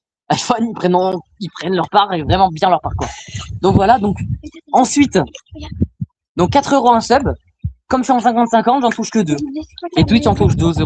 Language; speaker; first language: French; native; French